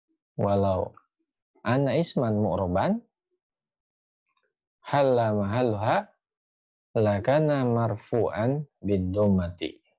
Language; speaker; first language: Arabic; non-native, fluent; Indonesian